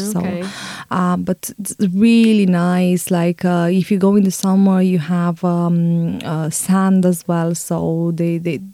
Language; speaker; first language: English; non-native, fluent; Romanian